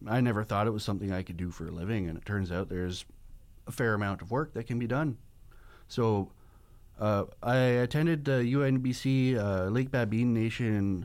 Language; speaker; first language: English; native; English